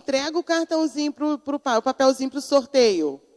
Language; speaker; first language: Portuguese; native; Portuguese